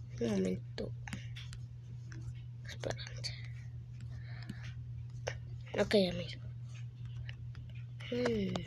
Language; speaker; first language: Spanish; early bilingual, heritage; Spanish